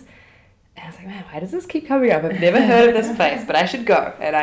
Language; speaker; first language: English; native; English